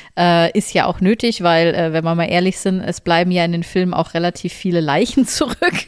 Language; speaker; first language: German; native; German